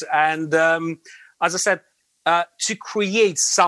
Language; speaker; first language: English; non-native, fluent; Latvian